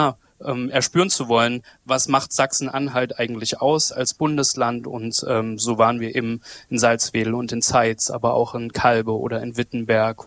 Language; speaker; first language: German; native; German